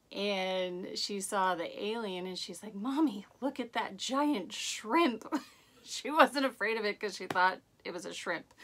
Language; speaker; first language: English; native; English